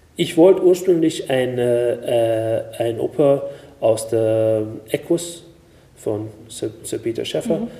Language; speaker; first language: German; non-native, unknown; Hungarian